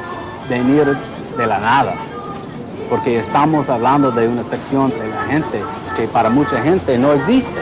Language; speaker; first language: Spanish; non-native, fluent; English